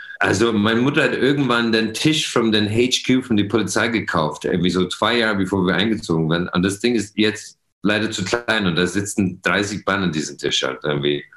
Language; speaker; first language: German; non-native, fluent; English